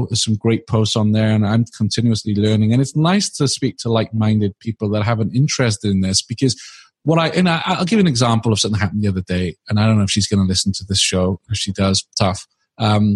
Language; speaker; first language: English; native; English